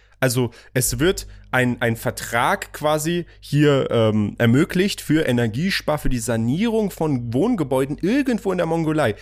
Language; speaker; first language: German; early bilingual, other home language; Persian